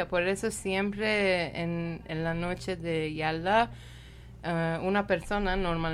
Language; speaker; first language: Spanish; non-native, learner; Persian